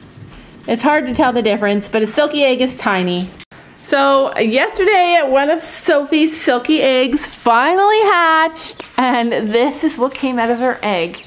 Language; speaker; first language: English; native; English